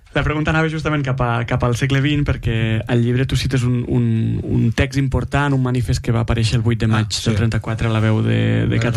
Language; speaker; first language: Catalan; native; Catalan